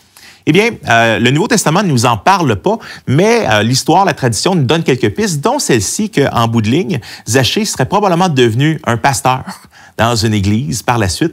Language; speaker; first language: French; native; French